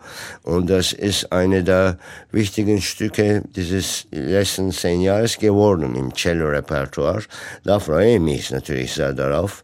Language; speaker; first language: German; non-native, fluent; Turkish